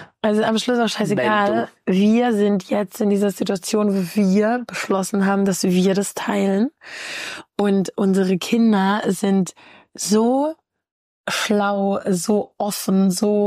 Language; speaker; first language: German; native; German